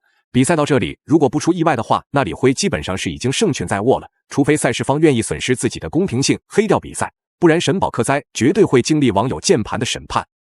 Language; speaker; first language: Chinese; native; Chinese